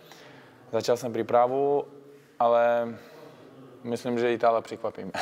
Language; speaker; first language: Czech; non-native, fluent; Uzbek